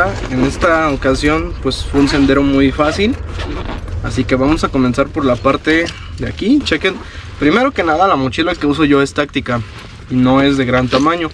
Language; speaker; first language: Spanish; native; Spanish